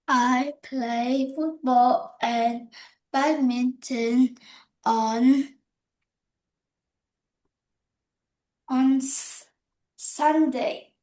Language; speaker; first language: English; non-native, learner; Vietnamese